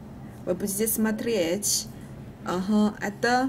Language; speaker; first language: Russian; non-native, learner; Chinese